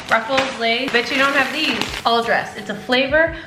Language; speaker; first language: English; native; English